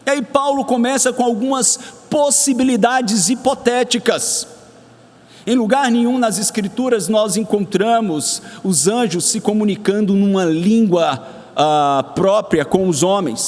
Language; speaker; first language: Portuguese; native; Portuguese